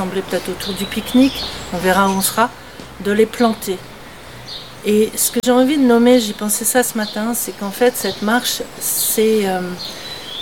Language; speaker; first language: French; non-native, local second language; Arabic